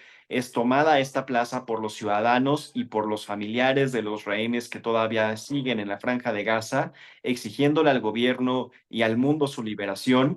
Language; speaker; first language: Spanish; native; Spanish